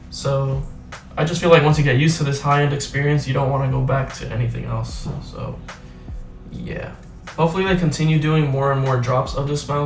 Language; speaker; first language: English; native; English